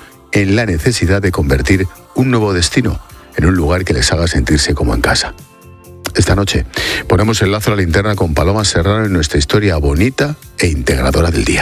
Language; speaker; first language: Spanish; native; Spanish